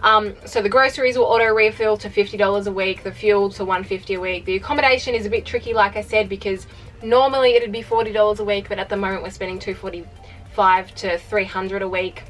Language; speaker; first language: English; native; English